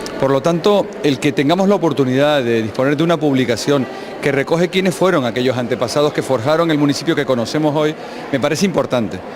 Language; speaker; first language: Spanish; native; Spanish